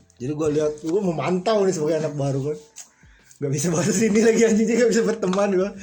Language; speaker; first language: Indonesian; native; Indonesian